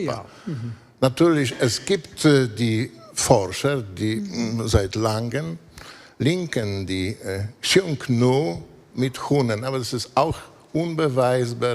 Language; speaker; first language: German; non-native, fluent; Polish